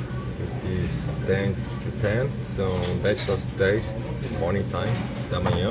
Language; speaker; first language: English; non-native, fluent; Portuguese